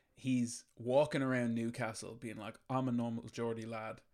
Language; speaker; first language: English; native; English